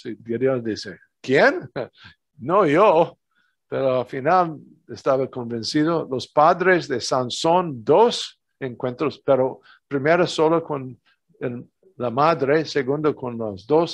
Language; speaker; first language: Spanish; non-native, fluent; English